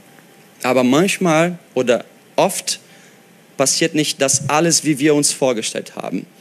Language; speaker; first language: German; non-native, fluent; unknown